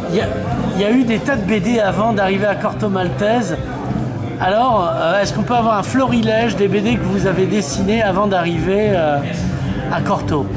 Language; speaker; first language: French; native; French